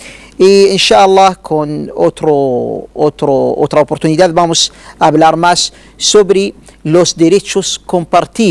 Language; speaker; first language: Spanish; non-native, learner; Arabic